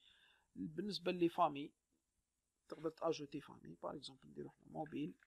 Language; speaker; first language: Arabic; native; Arabic